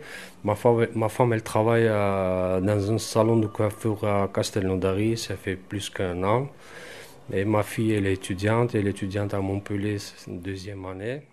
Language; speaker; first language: French; non-native, fluent; Armenian